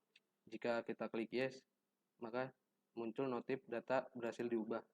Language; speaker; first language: Indonesian; native; Indonesian